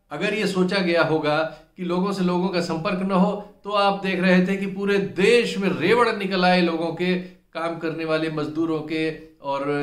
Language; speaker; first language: Hindi; native; Hindi